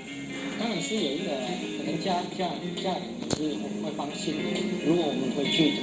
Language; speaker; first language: Chinese; non-native, fluent; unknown